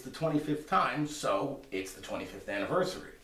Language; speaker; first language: English; native; English